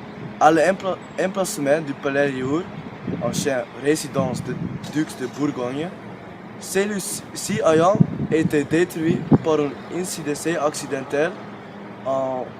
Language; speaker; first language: French; non-native, learner; Dutch